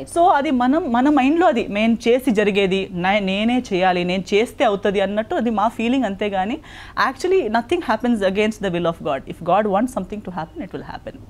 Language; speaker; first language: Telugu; non-native, local second language; Konkani